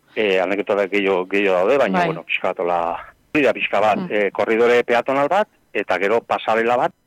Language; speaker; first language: Basque; native; Basque